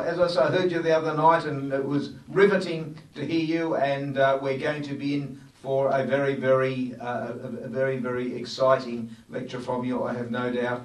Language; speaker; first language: English; native; English